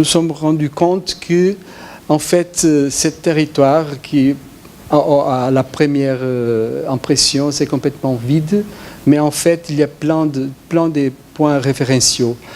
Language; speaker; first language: French; non-native, fluent; Portuguese